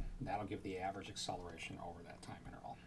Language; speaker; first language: English; native; English